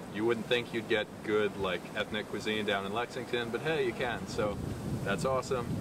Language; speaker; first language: English; non-native, fluent; Greek